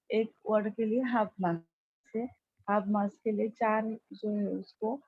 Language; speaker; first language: Hindi; non-native, local second language; Marathi